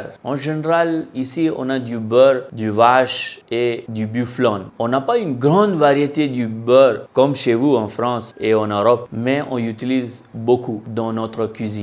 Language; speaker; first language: French; non-native, local second language; Hindi